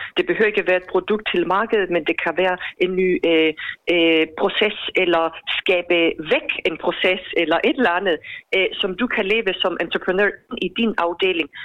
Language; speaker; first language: Danish; non-native, fluent; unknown